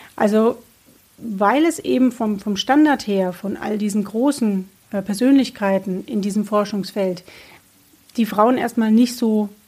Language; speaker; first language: German; native; German